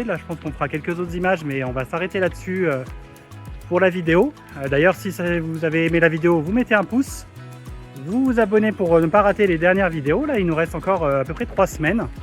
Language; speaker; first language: French; native; French